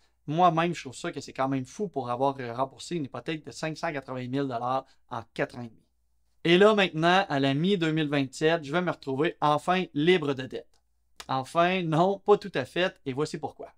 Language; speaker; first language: French; native; French